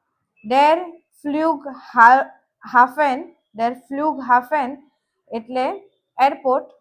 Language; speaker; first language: German; non-native, learner; Gujarati